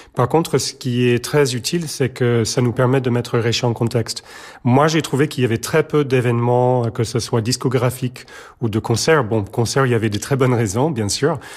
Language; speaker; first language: French; non-native, fluent; Serbian